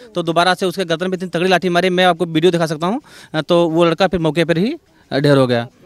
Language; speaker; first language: Hindi; native; Hindi